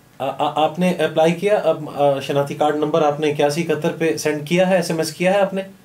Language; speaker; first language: Urdu; native; Urdu